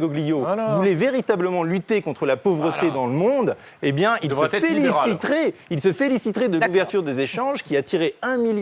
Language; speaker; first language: French; native; French